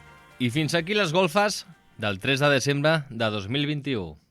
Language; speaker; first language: Catalan; native; Catalan